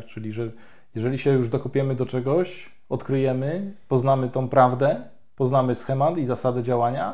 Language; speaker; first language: Polish; native; Polish